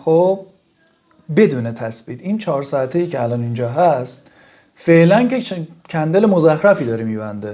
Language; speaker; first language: Persian; native; Persian